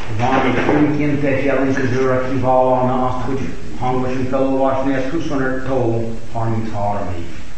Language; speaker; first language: Hungarian; non-native, fluent; English